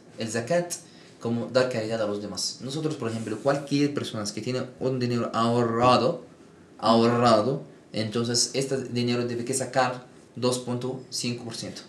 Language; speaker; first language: Spanish; non-native, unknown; Arabic